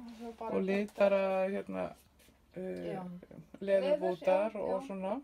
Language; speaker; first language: Icelandic; native; Icelandic